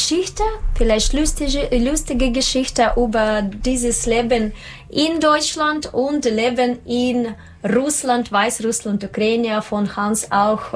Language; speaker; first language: German; non-native, learner; Russian